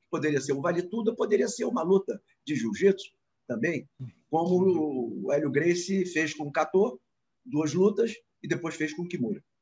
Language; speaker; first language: Portuguese; native; Portuguese